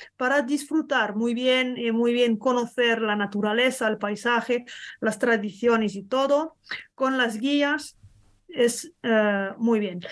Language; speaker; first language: Spanish; non-native, learner; French